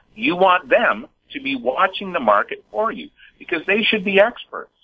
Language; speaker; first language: English; native; English